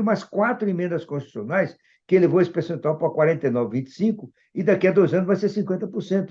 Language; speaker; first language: Portuguese; native; Portuguese